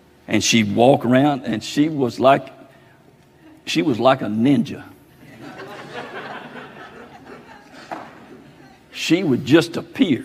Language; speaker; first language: English; native; English